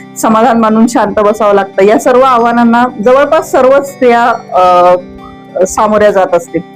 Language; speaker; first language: Marathi; native; Marathi